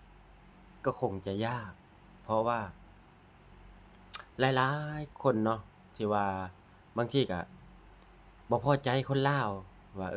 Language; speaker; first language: Thai; non-native, local second language; Lao